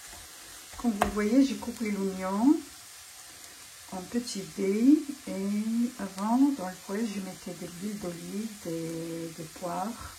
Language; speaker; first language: French; non-native, local second language; Arabic